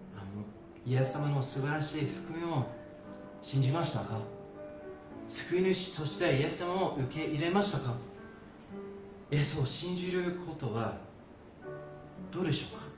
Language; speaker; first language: Japanese; non-native, fluent; English